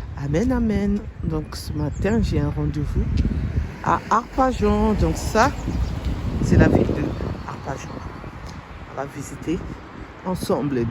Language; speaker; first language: French; non-native, local second language; Lingala